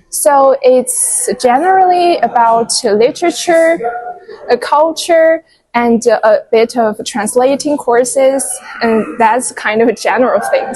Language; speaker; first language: English; non-native, fluent; Chinese